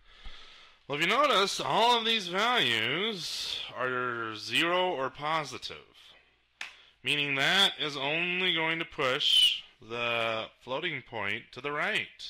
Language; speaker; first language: English; native; English